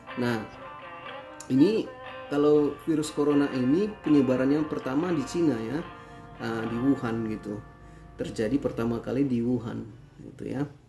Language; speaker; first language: Indonesian; native; Indonesian